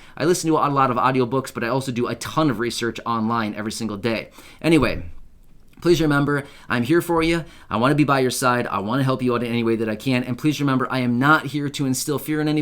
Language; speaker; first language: English; native; English